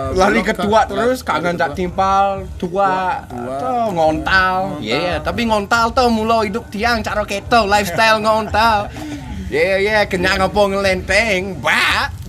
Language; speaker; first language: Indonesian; non-native, fluent; English